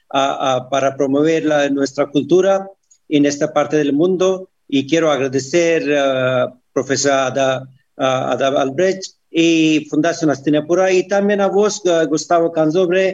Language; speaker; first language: Spanish; non-native, fluent; Hindi